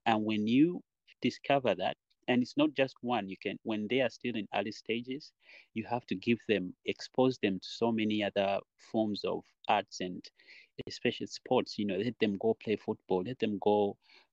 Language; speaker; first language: English; non-native, local second language; Nyankole